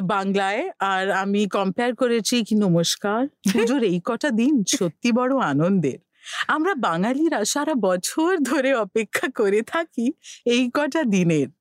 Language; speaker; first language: Bangla; early bilingual, heritage; Bangla